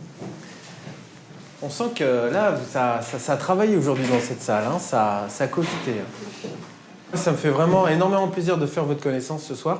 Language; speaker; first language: French; native; French